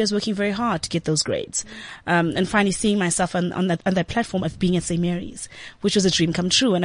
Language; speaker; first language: English; non-native, local second language; Zulu